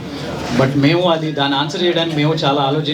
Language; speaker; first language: Telugu; native; Telugu